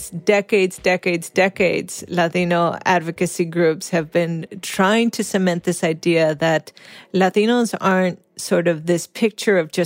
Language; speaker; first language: English; native; English